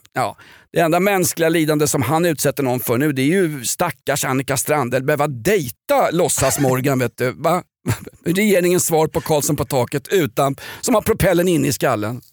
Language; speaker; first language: Swedish; native; Swedish